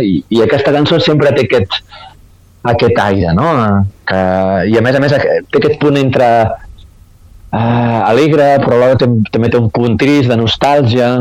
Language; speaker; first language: Catalan; native; Catalan